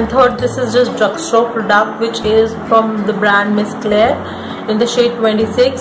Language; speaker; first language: English; non-native, local second language; Hindi